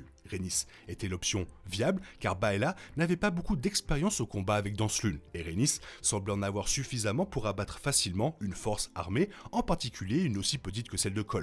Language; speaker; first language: French; native; French